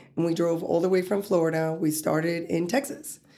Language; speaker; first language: English; early bilingual, other home language; Spanish